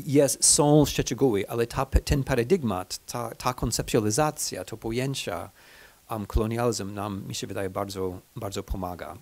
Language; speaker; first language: Polish; non-native, fluent; English